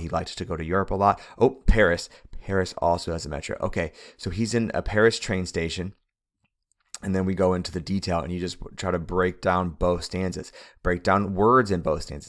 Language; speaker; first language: English; native; English